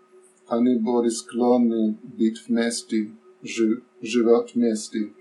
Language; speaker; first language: Russian; non-native, learner; English